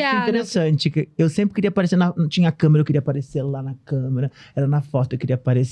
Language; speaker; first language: Portuguese; native; Portuguese